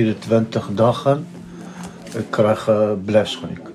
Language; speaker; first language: Dutch; non-native, learner; Arabic